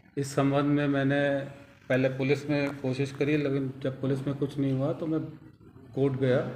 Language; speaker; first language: Hindi; native; Hindi